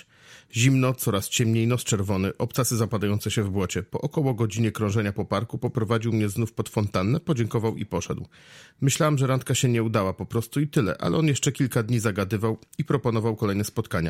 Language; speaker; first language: Polish; native; Polish